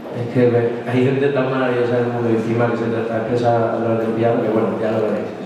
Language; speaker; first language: Spanish; native; Spanish